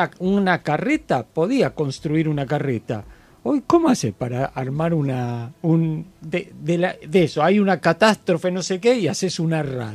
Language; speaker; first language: Spanish; native; Spanish